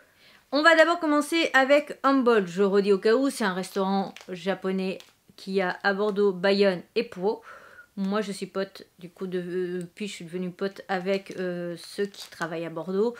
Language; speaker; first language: French; native; French